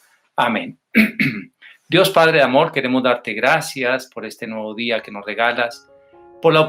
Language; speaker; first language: Spanish; native; Spanish